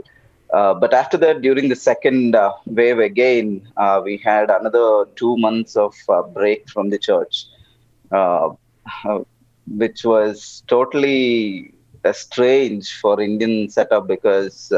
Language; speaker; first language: English; non-native, local second language; Telugu